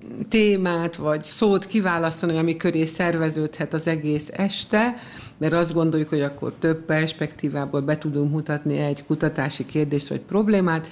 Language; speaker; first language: Hungarian; native; Hungarian